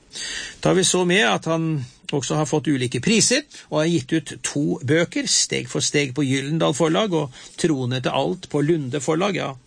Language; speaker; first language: Norwegian; native; Norwegian